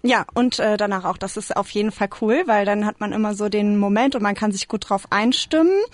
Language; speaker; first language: German; native; German